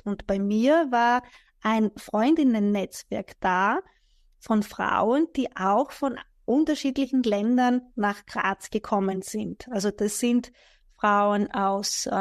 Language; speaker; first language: German; non-native, fluent; Greek